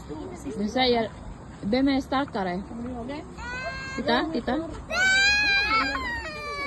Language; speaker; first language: Swedish; non-native, fluent; Cebuano